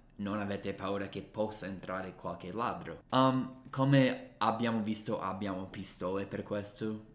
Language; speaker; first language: Italian; non-native, fluent; English